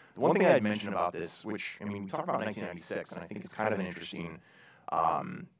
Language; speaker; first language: English; native; English